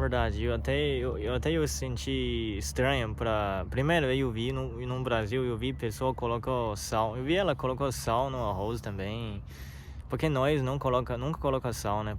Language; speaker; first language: Portuguese; non-native, learner; Chinese